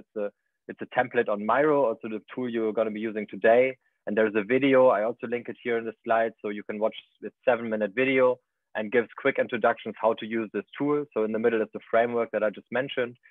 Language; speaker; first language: English; non-native, fluent; German